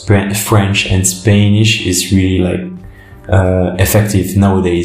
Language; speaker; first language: English; non-native, fluent; French